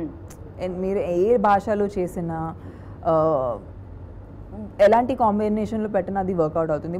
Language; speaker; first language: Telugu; non-native, fluent; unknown